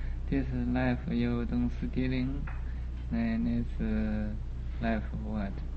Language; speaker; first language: English; non-native, learner; Chinese